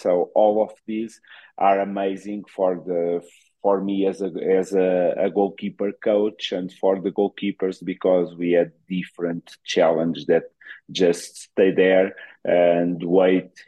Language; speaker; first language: English; non-native, fluent; Portuguese